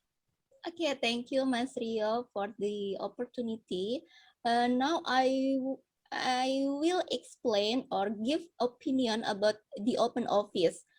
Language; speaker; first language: English; non-native, learner; Indonesian